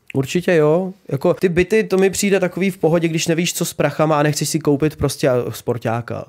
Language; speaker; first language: Czech; early bilingual, other home language; Ukrainian